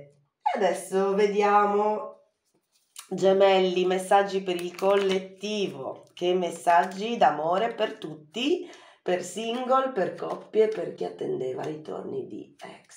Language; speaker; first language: Italian; native; Italian